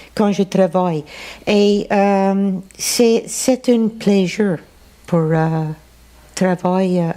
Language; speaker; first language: French; non-native, local second language; English